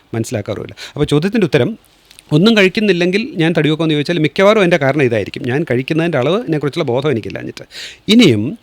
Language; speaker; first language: Malayalam; native; Malayalam